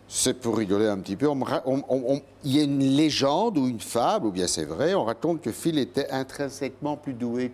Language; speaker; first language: French; native; French